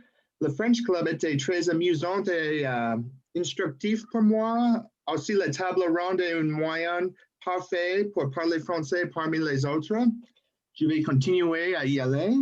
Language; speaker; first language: French; non-native, fluent; English